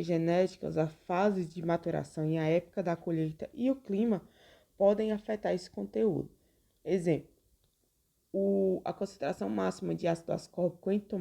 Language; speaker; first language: Portuguese; native; Portuguese